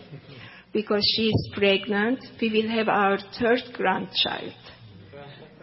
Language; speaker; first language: English; non-native, learner; Turkish